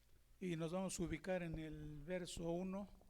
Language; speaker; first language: Spanish; native; Spanish